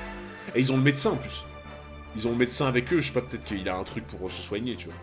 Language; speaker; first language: French; native; French